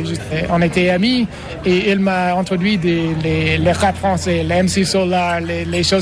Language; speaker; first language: French; non-native, learner; English